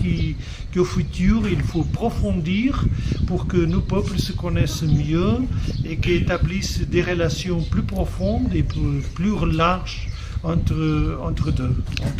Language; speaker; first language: French; non-native, fluent; Portuguese